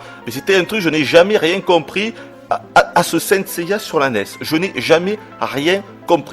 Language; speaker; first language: French; native; French